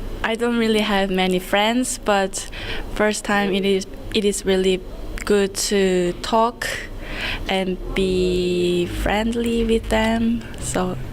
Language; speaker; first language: English; non-native, learner; Korean